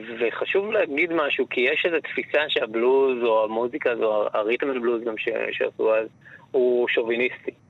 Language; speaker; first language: Hebrew; native; Hebrew